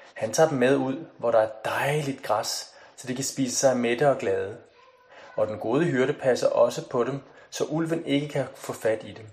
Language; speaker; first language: Danish; native; Danish